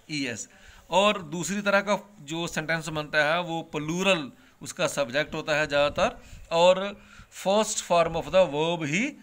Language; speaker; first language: Hindi; non-native, local second language; Punjabi